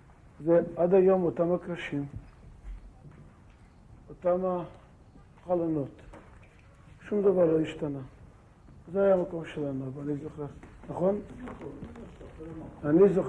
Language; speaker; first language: Hebrew; early bilingual, other home language; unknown